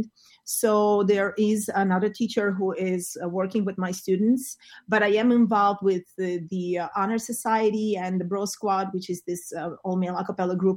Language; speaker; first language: English; non-native, fluent; Armenian